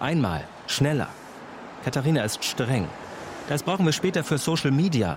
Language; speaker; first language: German; native; German